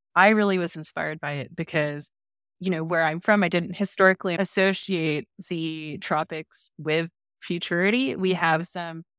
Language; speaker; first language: English; non-native, local second language; Filipino